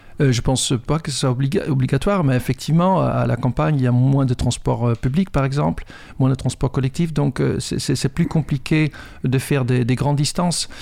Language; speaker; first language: French; non-native, fluent; Dutch